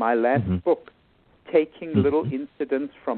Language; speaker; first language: English; native; English